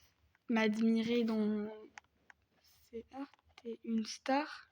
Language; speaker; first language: French; native; French